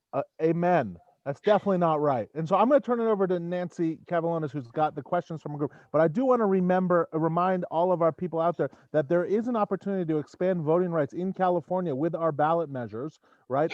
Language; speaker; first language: English; native; English